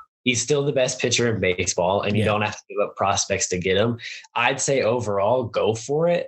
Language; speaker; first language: English; native; English